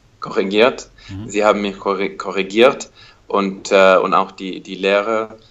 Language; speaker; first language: German; non-native, learner; English